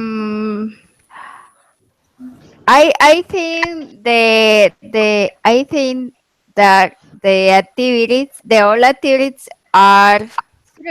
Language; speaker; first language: English; non-native, learner; Spanish